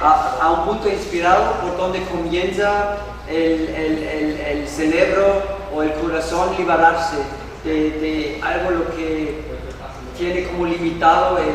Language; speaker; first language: Spanish; non-native, fluent; German